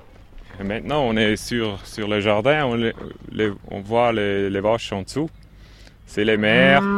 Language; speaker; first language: French; non-native, local second language; German